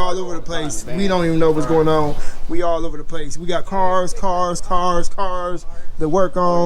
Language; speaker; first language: English; native; English